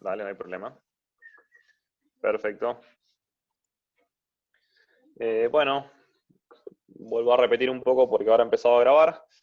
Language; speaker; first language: Spanish; native; Spanish